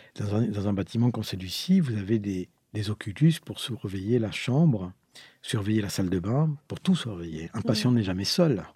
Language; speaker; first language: French; non-native, fluent; Spanish